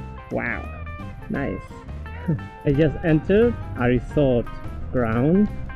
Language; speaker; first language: English; non-native, fluent; Spanish